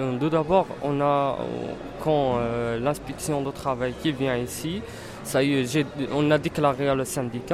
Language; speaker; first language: French; non-native, learner; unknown